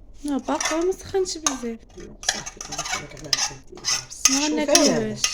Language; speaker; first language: Arabic; native; Arabic